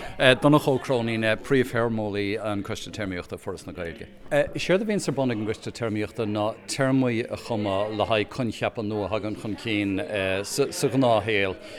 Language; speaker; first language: Irish; native; Irish